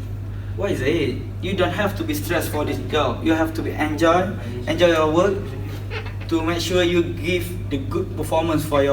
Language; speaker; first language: English; non-native, learner; Malay